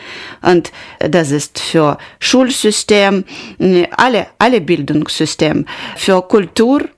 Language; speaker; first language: German; non-native, learner; Ukrainian